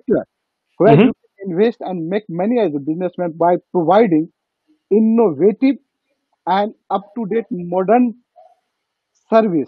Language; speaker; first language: English; non-native, local second language; Nepali